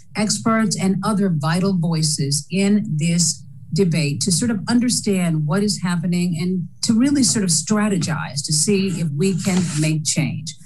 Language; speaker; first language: English; native; English